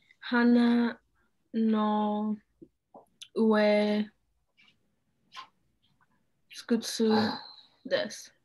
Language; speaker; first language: Japanese; non-native, learner; English